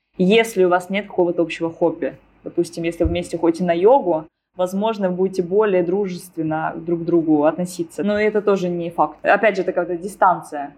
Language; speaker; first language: Russian; native; Russian